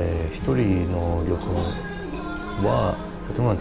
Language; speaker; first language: Japanese; non-native, learner; English